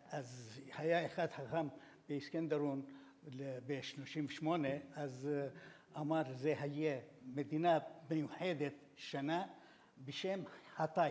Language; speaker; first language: Hebrew; non-native, fluent; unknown